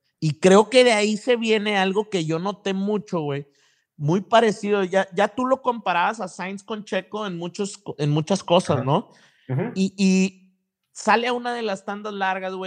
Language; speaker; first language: Spanish; native; Spanish